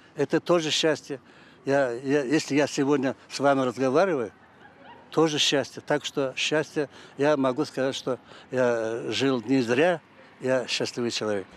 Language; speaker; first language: Russian; non-native, local second language; Karachay-Balkar